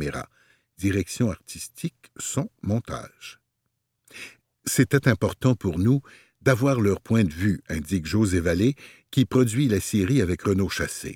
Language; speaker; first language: French; native; French